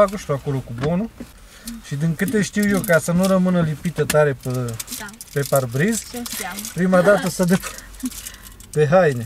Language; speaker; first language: Romanian; native; Romanian